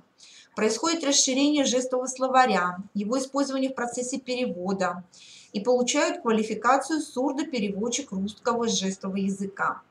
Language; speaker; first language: Russian; native; Russian